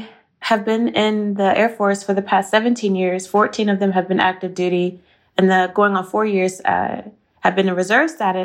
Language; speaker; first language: English; native; English